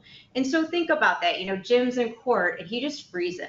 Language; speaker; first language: English; native; English